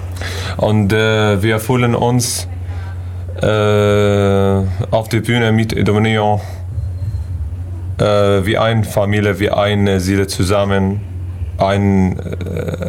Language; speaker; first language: German; non-native, learner; Arabic